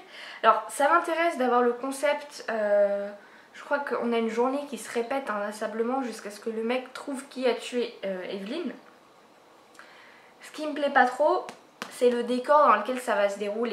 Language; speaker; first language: French; native; French